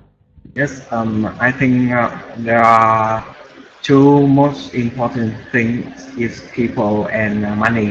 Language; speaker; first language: English; non-native, learner; Vietnamese